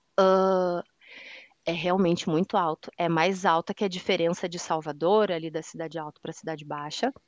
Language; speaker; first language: Portuguese; native; Portuguese